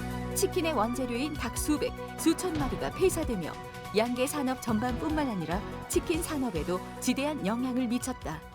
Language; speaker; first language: Korean; native; Korean